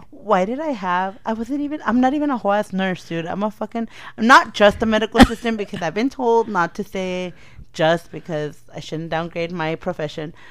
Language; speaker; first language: English; early bilingual, other home language; Spanish